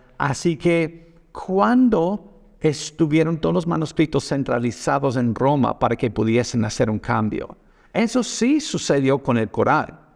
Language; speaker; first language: Spanish; non-native, fluent; English